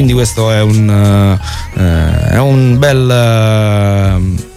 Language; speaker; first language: Italian; native; Italian